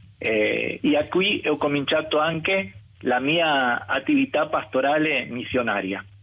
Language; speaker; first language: Italian; non-native, fluent; Spanish